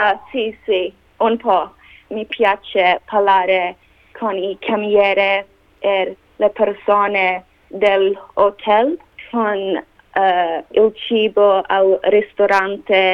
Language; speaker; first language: Italian; non-native, learner; English